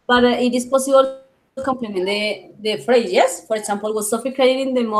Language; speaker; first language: English; non-native, learner; Spanish